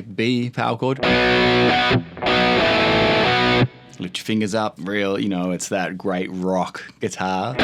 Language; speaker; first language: English; native; English